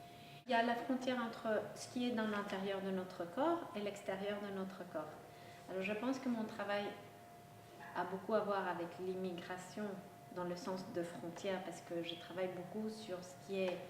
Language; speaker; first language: French; non-native, local second language; Spanish